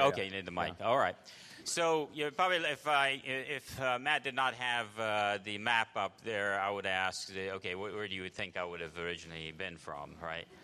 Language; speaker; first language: English; early bilingual, other home language; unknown